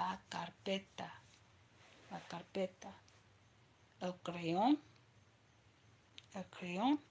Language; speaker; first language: Spanish; non-native, learner; English